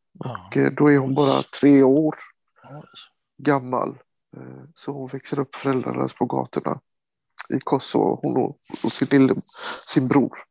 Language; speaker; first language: Swedish; early bilingual, other home language; Romany